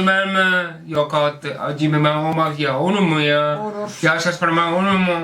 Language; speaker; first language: Turkish; non-native, learner; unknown